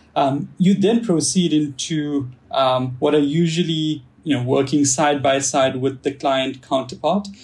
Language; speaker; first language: English; native; English